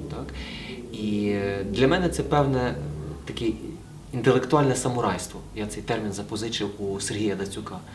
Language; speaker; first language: Ukrainian; native; Ukrainian